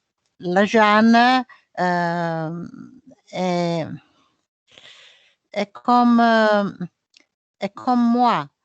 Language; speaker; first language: French; non-native, learner; Italian